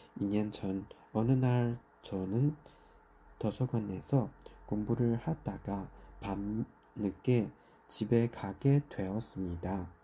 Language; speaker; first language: Korean; non-native, learner; Chinese